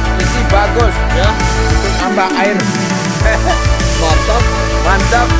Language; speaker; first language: Indonesian; non-native, learner; Norwegian